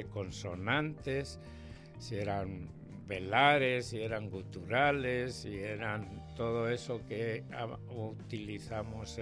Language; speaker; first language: Spanish; native; Spanish